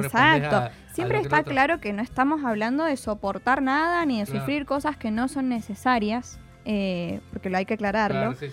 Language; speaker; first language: Spanish; native; Spanish